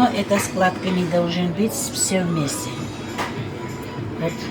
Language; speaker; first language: Russian; non-native, learner; Georgian